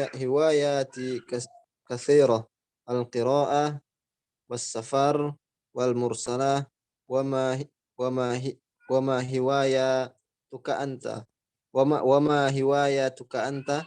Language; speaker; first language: Arabic; non-native, learner; Indonesian